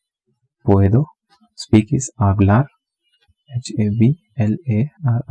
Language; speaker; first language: Spanish; non-native, learner; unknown